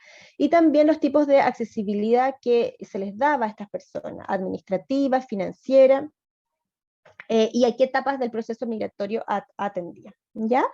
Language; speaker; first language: Spanish; native; Spanish